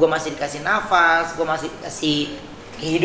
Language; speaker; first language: Indonesian; native; Indonesian